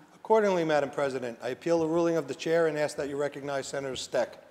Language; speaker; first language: English; native; English